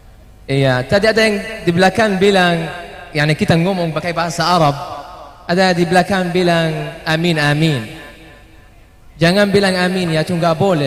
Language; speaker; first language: Indonesian; non-native, learner; Arabic